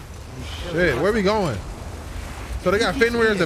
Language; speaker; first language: English; native; English